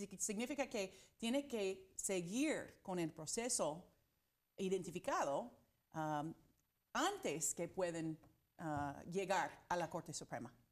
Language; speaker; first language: Spanish; non-native, fluent; English